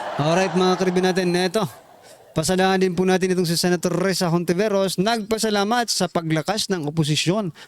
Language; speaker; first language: Filipino; native; Filipino